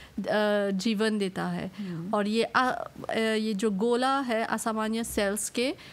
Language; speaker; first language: Hindi; non-native, local second language; Morisyen